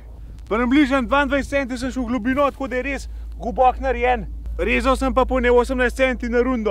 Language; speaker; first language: Slovenian; native; Slovenian